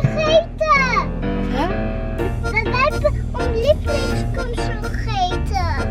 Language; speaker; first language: Dutch; early bilingual, other home language; Turkish